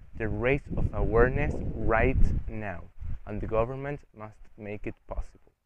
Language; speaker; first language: English; non-native, fluent; Spanish